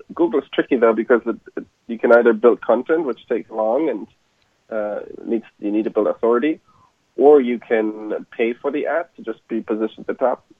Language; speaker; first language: English; non-native, fluent; German